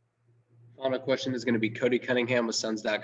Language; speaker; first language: English; native; English